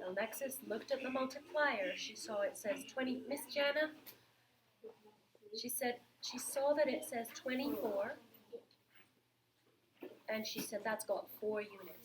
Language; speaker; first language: English; native; English